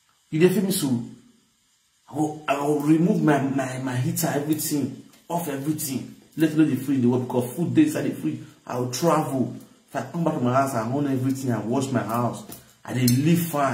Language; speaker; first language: English; non-native, local second language; Bini